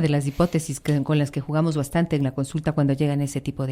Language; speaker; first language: Spanish; native; Spanish